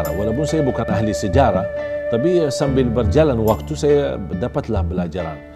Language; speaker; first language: Indonesian; non-native, fluent; Arabic